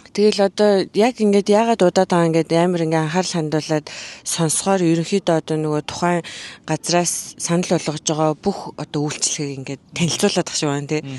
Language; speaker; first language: Mongolian; native; Mongolian